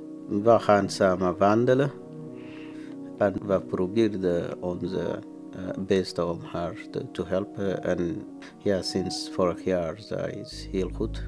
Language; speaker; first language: Dutch; non-native, learner; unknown